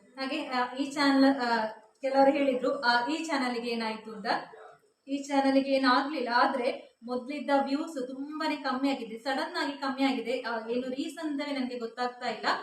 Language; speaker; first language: Kannada; non-native, local second language; Tulu